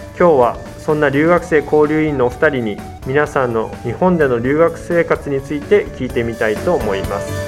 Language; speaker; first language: Japanese; native; Japanese